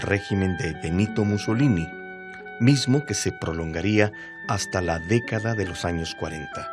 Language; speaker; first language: Spanish; native; Spanish